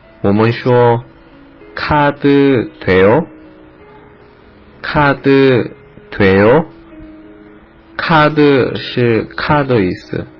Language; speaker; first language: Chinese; non-native, learner; Korean